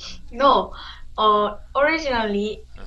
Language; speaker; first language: English; non-native, learner; Korean